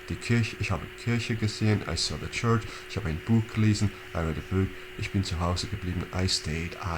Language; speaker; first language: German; non-native, fluent; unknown